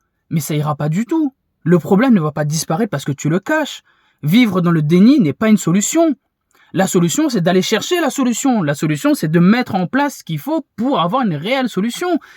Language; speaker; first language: French; native; French